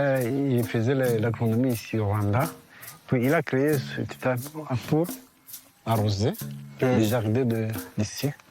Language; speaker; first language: French; non-native, local second language; Kinyarwanda